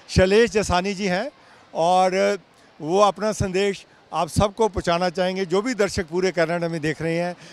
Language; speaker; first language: Hindi; non-native, local second language; Punjabi